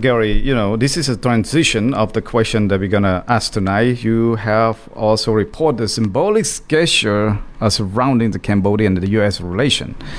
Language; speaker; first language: English; non-native, fluent; Khmer